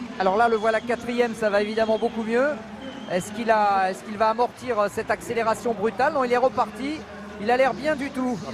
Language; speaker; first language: French; native; French